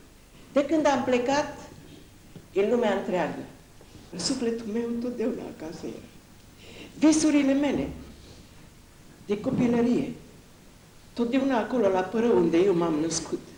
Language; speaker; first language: Romanian; non-native, local second language; Hungarian